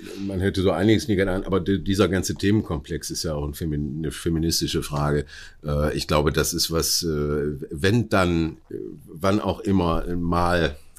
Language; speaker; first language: German; native; German